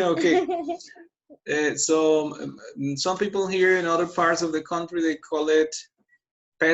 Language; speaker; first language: English; non-native, fluent; Spanish